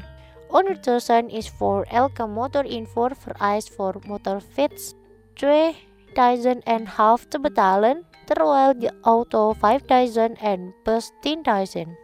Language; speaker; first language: Dutch; non-native, fluent; Indonesian